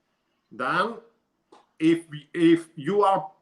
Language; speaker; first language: English; non-native, learner; Spanish